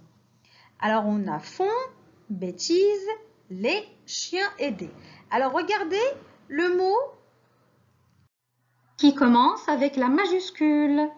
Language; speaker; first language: French; non-native, local second language; Arabic